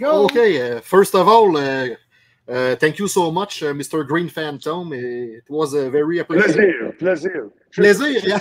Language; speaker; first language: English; non-native, local second language; French